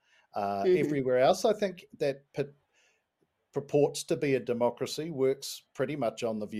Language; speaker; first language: English; native; English